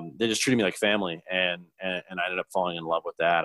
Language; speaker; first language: English; native; English